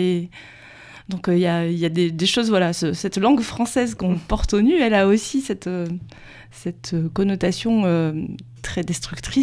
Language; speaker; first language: French; native; French